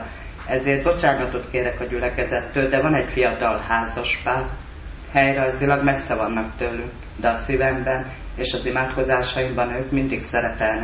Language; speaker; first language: Hungarian; native; Hungarian